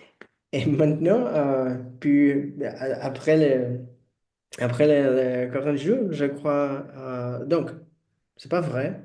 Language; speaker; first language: French; non-native, learner; Portuguese